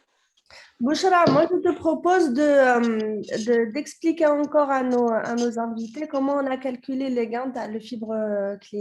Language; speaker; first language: French; non-native, local second language; Arabic